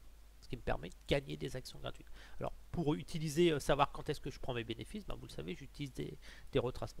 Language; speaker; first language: French; native; French